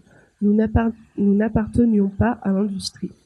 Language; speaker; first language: French; native; French